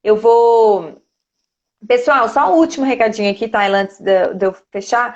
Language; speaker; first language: Portuguese; native; Portuguese